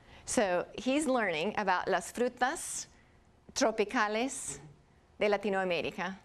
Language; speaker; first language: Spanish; non-native, fluent; English